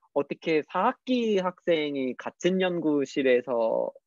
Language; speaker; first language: Korean; non-native, fluent; English